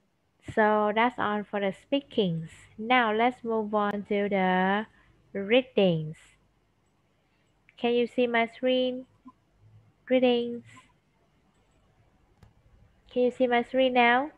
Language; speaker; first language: English; non-native, fluent; Vietnamese